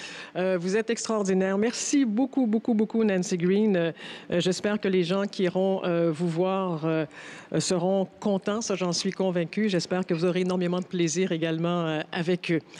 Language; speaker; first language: French; native; French